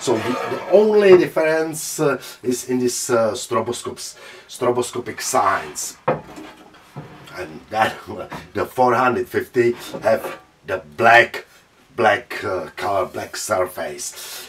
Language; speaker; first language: English; non-native, fluent; Czech